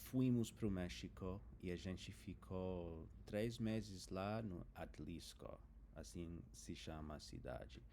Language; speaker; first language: Portuguese; non-native, fluent; English